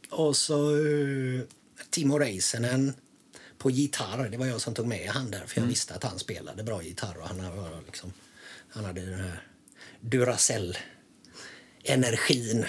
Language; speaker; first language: Swedish; native; Swedish